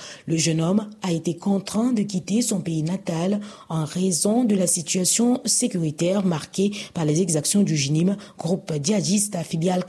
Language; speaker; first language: French; native; French